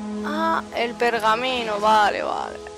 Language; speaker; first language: Spanish; native; Spanish